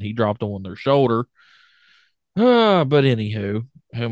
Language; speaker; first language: English; native; English